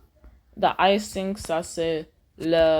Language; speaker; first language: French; non-native, learner; English